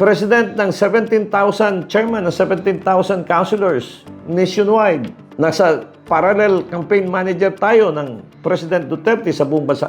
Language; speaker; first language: Filipino; non-native, local second language; Cebuano